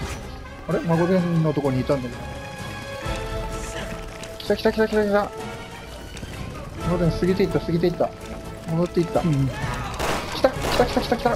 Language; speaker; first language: Japanese; native; Japanese